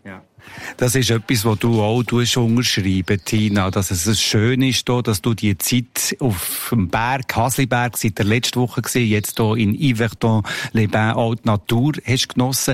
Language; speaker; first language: German; native; German